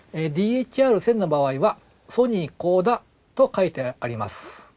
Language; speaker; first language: Japanese; native; Japanese